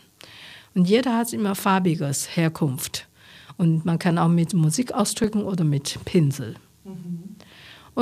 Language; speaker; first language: German; non-native, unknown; Chinese